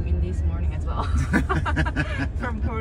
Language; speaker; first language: English; non-native, learner; Korean